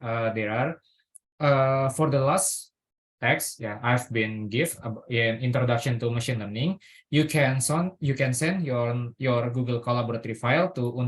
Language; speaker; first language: English; non-native, learner; Indonesian